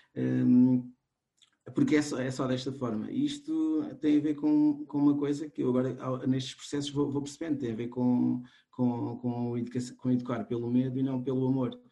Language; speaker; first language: Portuguese; non-native, local second language; Kabuverdianu